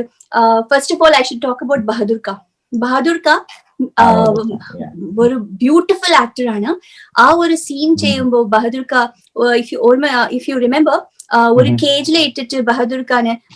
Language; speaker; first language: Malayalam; non-native, learner; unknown